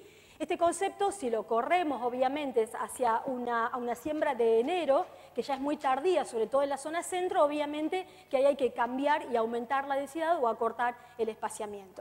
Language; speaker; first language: Spanish; native; Spanish